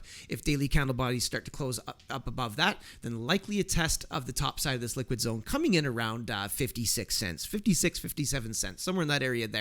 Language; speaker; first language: English; native; English